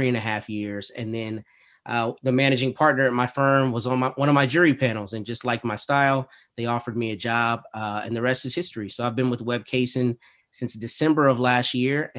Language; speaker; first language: English; native; English